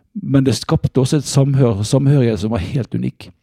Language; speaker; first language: Norwegian; native; Norwegian